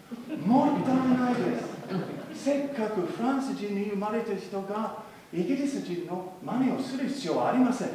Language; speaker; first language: Japanese; non-native, fluent; English